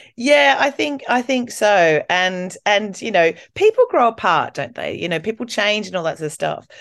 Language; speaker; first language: English; native; English